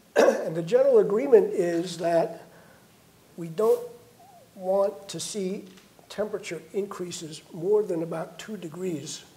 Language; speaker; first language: English; native; English